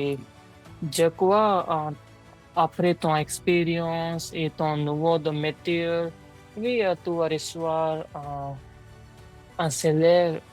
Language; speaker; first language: French; non-native, learner; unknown